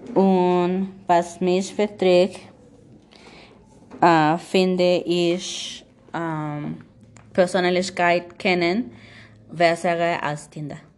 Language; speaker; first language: German; non-native, learner; Spanish